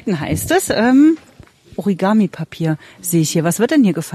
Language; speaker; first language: German; native; German